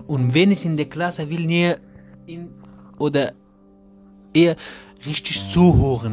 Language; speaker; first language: German; non-native, learner; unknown